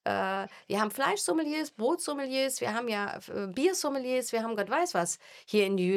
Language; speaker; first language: German; native; German